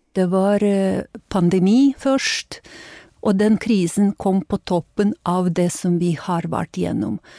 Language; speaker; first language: Norwegian; non-native, fluent; Ukrainian